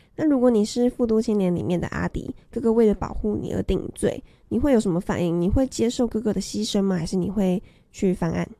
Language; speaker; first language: Chinese; native; Chinese